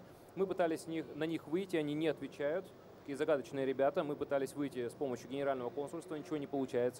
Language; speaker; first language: Russian; native; Russian